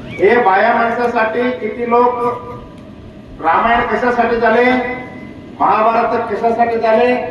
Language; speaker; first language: Marathi; non-native, local second language; Kannada